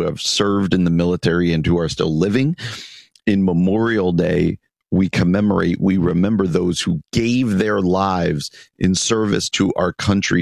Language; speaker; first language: English; native; English